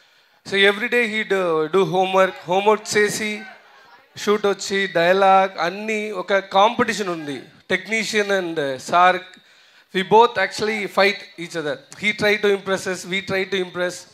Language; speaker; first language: Telugu; non-native, fluent; Tamil